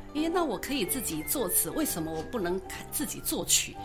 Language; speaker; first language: Chinese; non-native, local second language; Min Nan Chinese